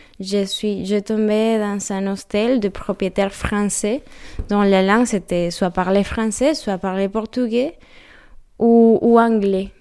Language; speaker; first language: French; non-native, learner; Spanish